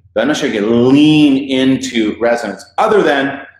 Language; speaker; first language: English; native; English